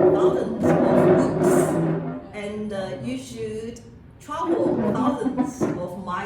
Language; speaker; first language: English; non-native, learner; Chinese